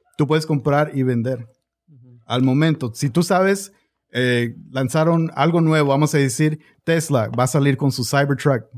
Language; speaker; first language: Spanish; early bilingual, heritage; Spanish